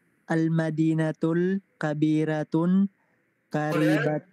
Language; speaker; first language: Arabic; non-native, learner; Filipino